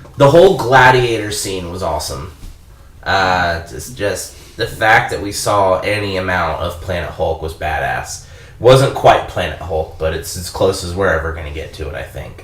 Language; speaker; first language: English; native; English